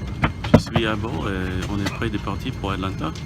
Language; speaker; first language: French; non-native, fluent; English